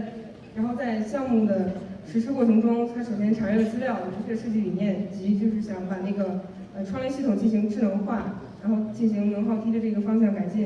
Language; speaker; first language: Chinese; native; Chinese